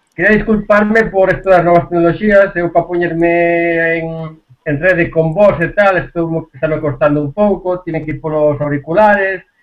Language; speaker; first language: Spanish; non-native, local second language; Galician